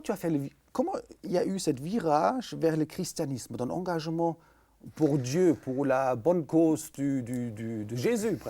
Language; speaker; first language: French; native; French